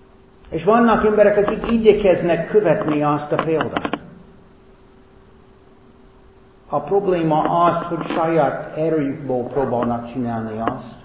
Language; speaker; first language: Hungarian; non-native, learner; English